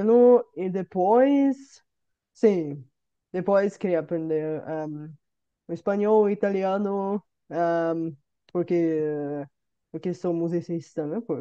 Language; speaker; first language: Portuguese; non-native, fluent; Bulgarian